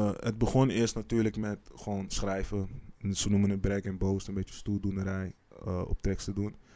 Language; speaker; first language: Dutch; native; Dutch